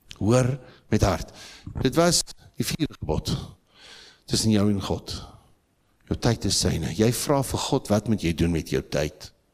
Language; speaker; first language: Afrikaans; native; Afrikaans